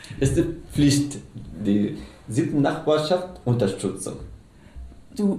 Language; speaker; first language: German; non-native, learner; Arabic